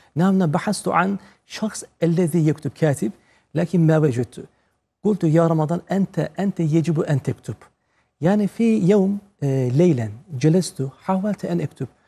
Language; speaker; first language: Arabic; non-native, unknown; Turkish